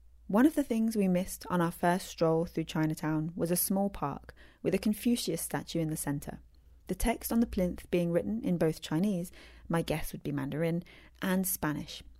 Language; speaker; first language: English; native; English